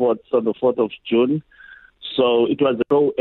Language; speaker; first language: English; non-native, local second language; Xhosa